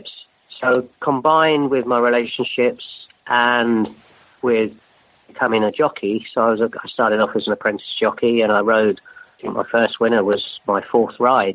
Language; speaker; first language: English; native; English